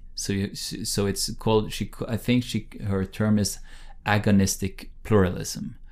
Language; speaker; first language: English; non-native, fluent; Norwegian